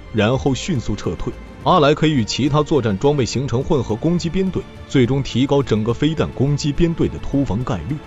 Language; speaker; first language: Chinese; native; Chinese